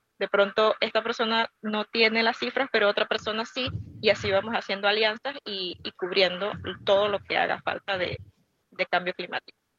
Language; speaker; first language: Spanish; native; Spanish